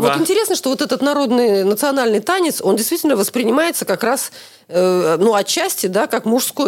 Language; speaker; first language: Russian; native; Russian